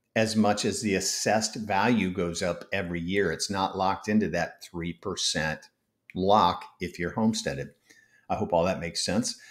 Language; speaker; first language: English; native; English